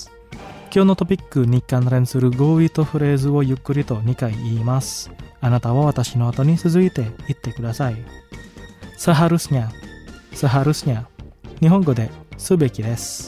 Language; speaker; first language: Japanese; non-native, fluent; Indonesian